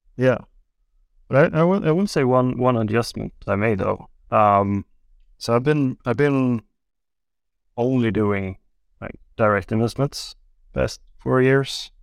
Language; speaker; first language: English; non-native, fluent; Swedish